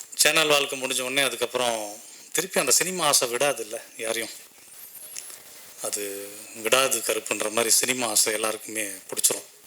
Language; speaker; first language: Tamil; native; Tamil